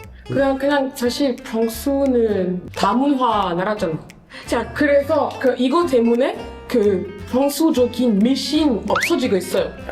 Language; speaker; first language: Korean; non-native, learner; French